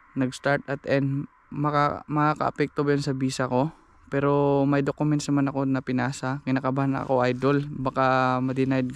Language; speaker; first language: Filipino; non-native, local second language; Cebuano